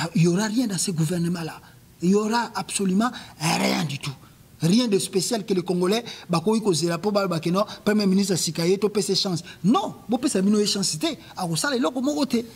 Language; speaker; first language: French; non-native, local second language; Lingala